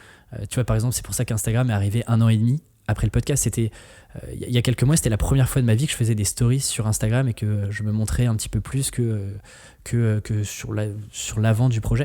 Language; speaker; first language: French; native; French